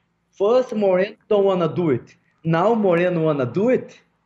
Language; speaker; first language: English; non-native, fluent; Portuguese